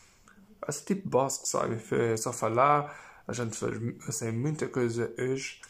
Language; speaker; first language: Portuguese; early bilingual, heritage; Portuguese